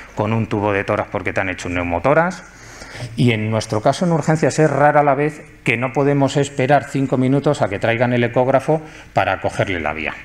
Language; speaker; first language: Spanish; native; Spanish